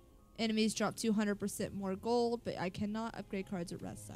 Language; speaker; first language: English; native; English